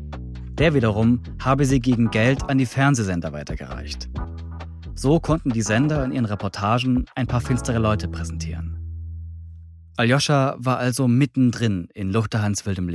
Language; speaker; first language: German; native; German